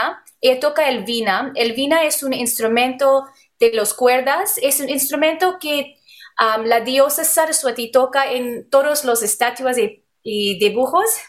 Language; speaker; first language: Spanish; non-native, learner; English